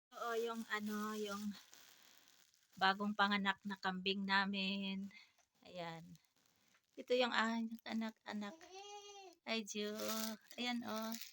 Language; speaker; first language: Filipino; non-native, local second language; Iloko